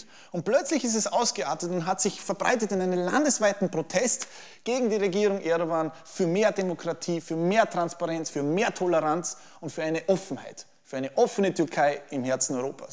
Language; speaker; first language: German; native; German